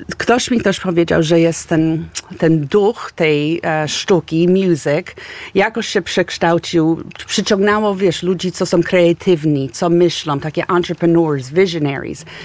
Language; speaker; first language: Polish; early bilingual, heritage; Polish